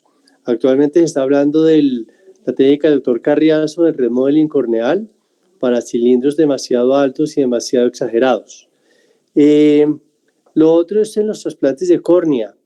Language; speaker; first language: Spanish; native; Spanish